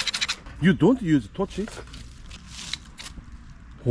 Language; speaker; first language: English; non-native, learner; Korean